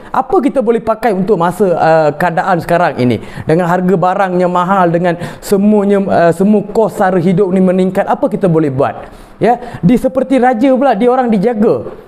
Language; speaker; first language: Malay; non-native, local second language; Tamil